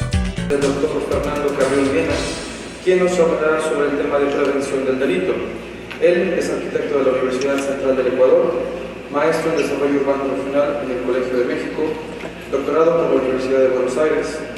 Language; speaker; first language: Spanish; native; Spanish